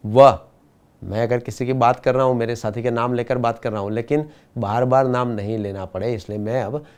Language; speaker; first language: Hindi; non-native, local second language; Gujarati